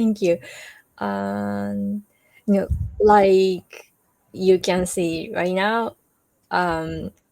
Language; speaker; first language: English; non-native, learner; Japanese